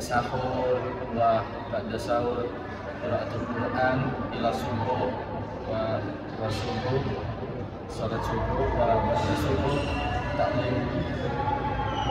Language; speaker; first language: Arabic; non-native, learner; Indonesian